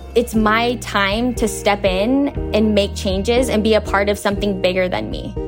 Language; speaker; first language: English; native; English